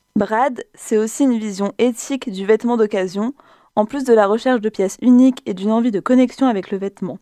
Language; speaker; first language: French; native; French